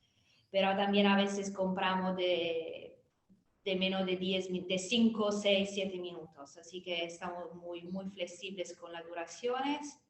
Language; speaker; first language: Spanish; non-native, fluent; Italian